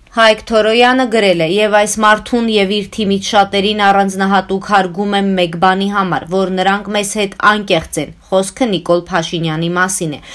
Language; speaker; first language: Armenian; native; Armenian